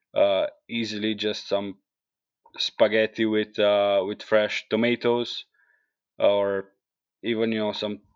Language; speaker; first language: English; non-native, fluent; Italian